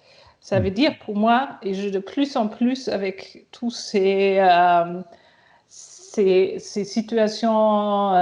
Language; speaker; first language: French; non-native, fluent; German